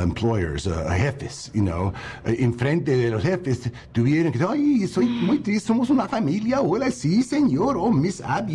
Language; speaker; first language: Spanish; non-native, learner; English